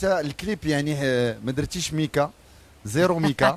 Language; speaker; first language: Arabic; native; Arabic